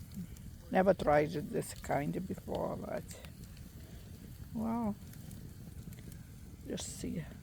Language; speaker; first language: English; non-native, fluent; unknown